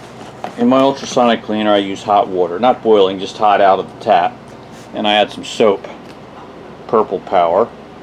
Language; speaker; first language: English; native; English